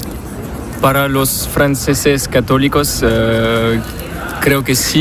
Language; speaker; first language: Spanish; non-native, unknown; French